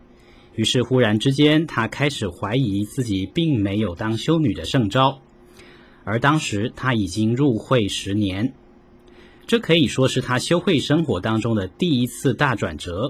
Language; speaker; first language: Chinese; native; Chinese